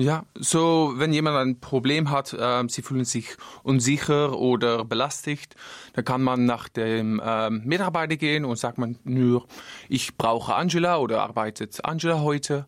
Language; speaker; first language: German; non-native, learner; Dutch